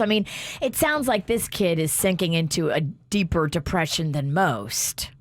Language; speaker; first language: English; native; English